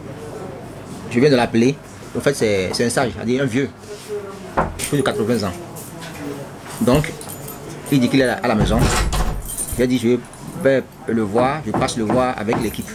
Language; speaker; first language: French; non-native, local second language; Fon